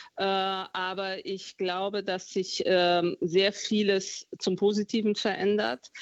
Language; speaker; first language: German; early bilingual, other home language; Romanian